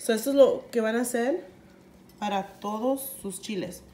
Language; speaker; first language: Spanish; early bilingual, other home language; English